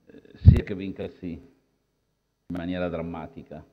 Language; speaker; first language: Italian; native; Italian